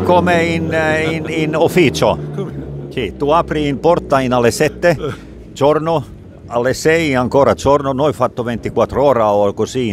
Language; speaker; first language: Italian; non-native, learner; Finnish